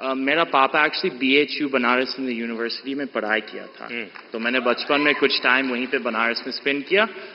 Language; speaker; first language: Hindi; non-native, fluent; English